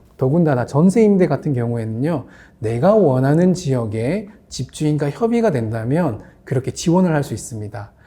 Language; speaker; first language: Korean; native; Korean